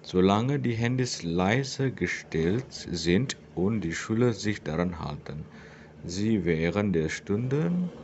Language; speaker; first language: German; non-native, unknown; Indonesian